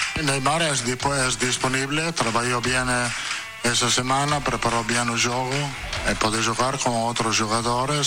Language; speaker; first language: Portuguese; non-native, fluent; Italian